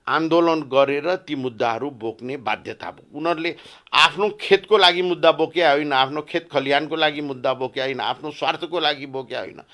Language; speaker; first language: Nepali; non-native, local second language; Bhojpuri